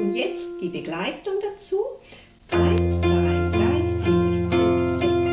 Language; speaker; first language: German; native; German